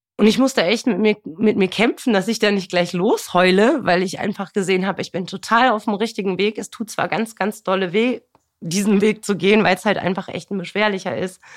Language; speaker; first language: German; early bilingual, other home language; Turkish